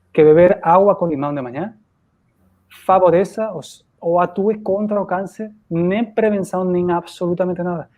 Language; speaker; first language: Portuguese; non-native, fluent; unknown